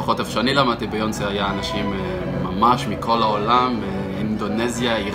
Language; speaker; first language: Hebrew; native; Hebrew